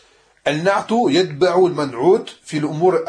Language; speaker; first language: Arabic; non-native, fluent; French